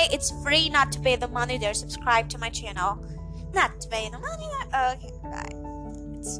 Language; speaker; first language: English; native; English